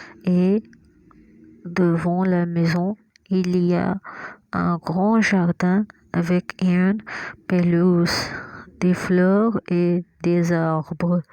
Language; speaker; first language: French; non-native, fluent; Hindi